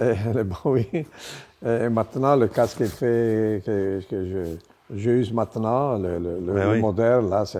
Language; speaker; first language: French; non-native, learner; Italian